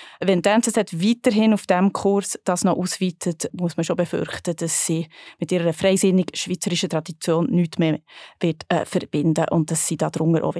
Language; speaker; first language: German; native; German